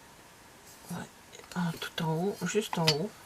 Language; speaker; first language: French; native; French